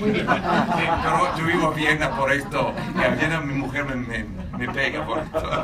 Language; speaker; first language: Spanish; non-native, fluent; Italian